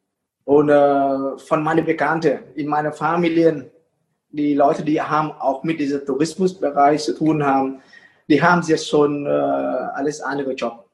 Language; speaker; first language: German; non-native, fluent; Vietnamese